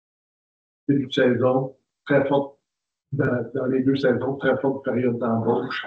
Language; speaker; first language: French; native; French